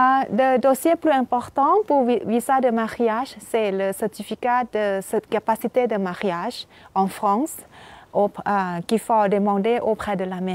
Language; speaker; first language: French; non-native, fluent; Thai